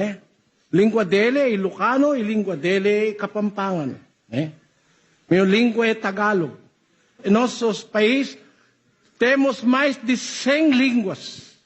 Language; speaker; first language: Portuguese; non-native, learner; Filipino